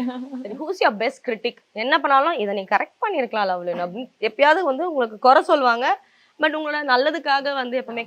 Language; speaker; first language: Tamil; native; Tamil